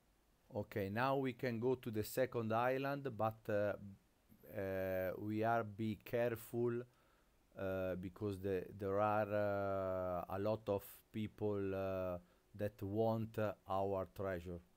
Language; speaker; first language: English; non-native, learner; Italian